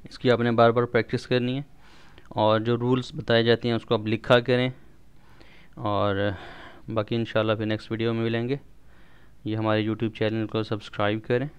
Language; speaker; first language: Urdu; non-native, local second language; Punjabi